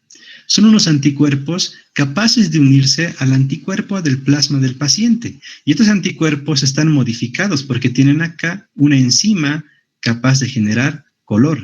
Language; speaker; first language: Spanish; native; Spanish